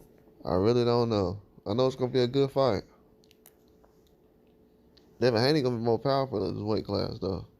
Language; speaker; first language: English; native; English